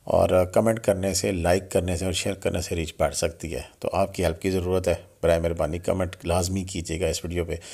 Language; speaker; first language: Urdu; non-native, local second language; Pahari-Potwari